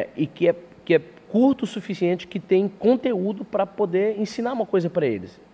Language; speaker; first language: Portuguese; early bilingual, heritage; English